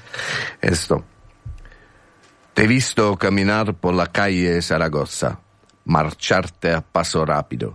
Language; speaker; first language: Spanish; non-native, learner; Italian